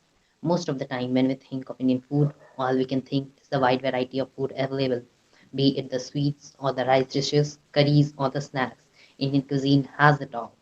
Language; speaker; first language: English; non-native, fluent; Indonesian